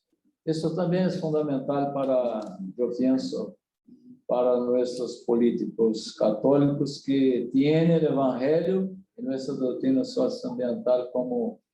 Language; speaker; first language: Spanish; non-native, learner; Portuguese